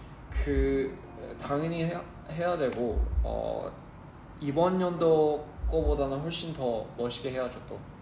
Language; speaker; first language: Korean; early bilingual, heritage; Korean